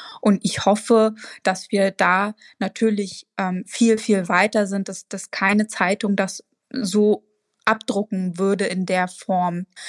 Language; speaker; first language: German; early bilingual, other home language; Arabic